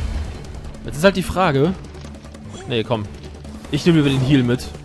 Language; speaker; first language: German; native; German